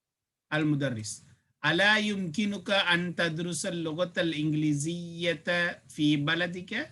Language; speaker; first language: Arabic; non-native, fluent; Tamil